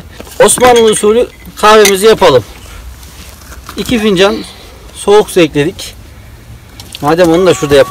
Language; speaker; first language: Turkish; native; Turkish